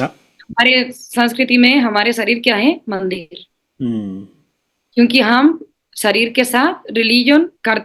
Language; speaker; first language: Hindi; non-native, learner; Spanish